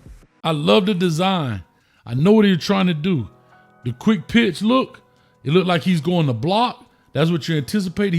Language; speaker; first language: English; native; English